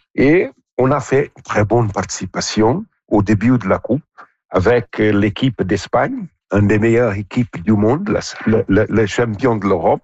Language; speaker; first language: French; non-native, local second language; Portuguese